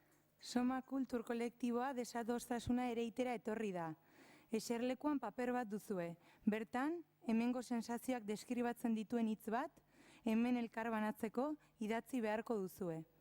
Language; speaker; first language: Basque; native; Basque